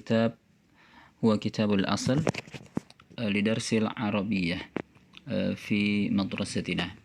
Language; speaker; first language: Arabic; non-native, fluent; Indonesian